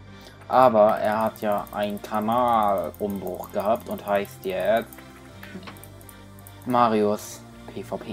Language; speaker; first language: German; native; German